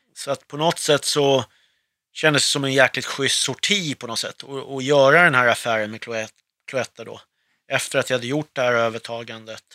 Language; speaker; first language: Swedish; early bilingual, other home language; Arabic